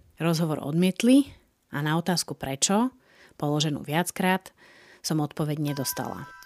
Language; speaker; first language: Slovak; native; Slovak